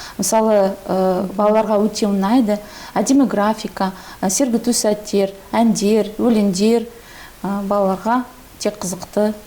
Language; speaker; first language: Kazakh; non-native, local second language; Russian